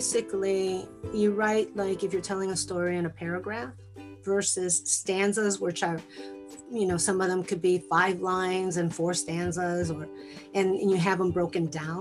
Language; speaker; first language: English; early bilingual, other home language; Spanish